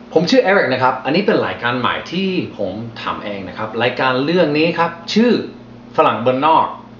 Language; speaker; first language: Thai; non-native, fluent; English